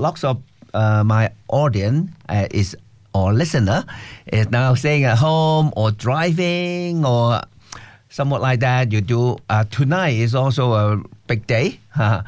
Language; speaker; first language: English; non-native, local second language; Cantonese